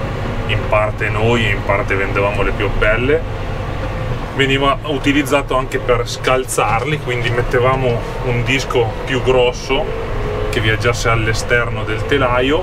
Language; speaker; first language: Italian; native; Italian